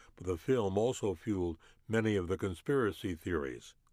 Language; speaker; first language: English; native; English